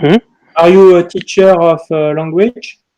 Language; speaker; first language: English; non-native, learner; French